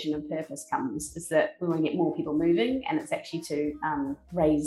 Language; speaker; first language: English; native; English